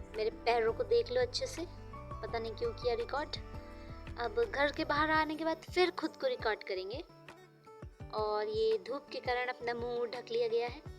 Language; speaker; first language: Hindi; non-native, local second language; Bangla